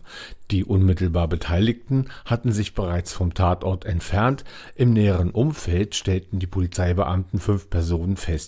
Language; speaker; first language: German; native; German